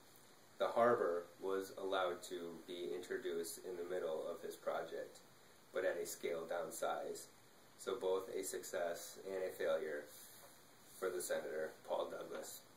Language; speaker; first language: English; native; English